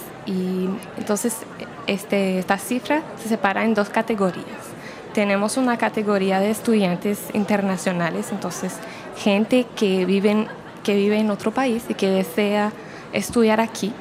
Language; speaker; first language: Spanish; non-native, fluent; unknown